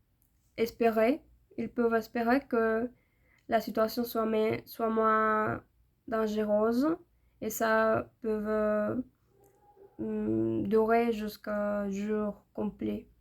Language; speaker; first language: French; non-native, learner; Spanish